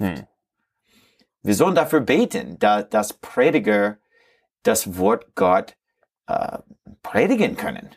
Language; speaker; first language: German; non-native, learner; English